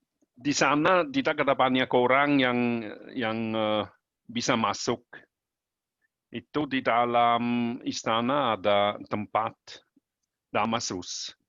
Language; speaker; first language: Indonesian; non-native, learner; German